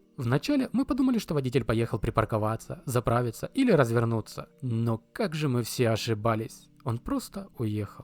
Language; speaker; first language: Russian; native; Russian